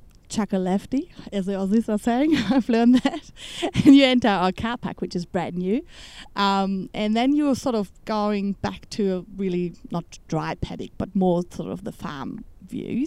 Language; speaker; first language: English; non-native, fluent; German